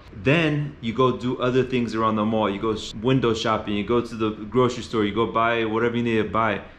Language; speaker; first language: English; native; English